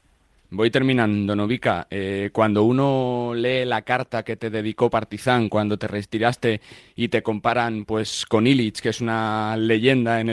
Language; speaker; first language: Spanish; native; Spanish